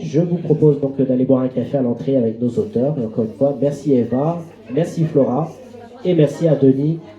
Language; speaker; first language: French; native; French